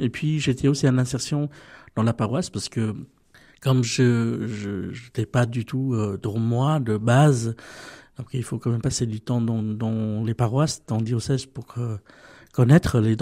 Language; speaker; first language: French; non-native, fluent; Vietnamese